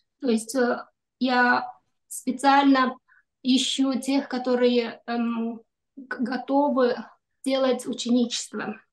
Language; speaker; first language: Russian; non-native, local second language; Kyrgyz